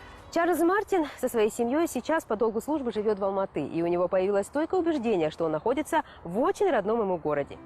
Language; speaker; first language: Russian; native; Russian